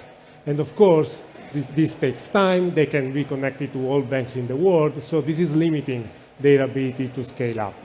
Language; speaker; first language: English; non-native, fluent; Italian